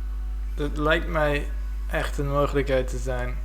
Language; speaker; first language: Dutch; non-native, fluent; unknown